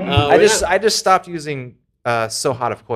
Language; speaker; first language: English; native; English